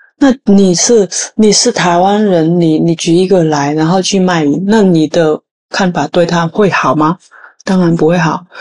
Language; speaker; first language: Chinese; non-native, fluent; Vietnamese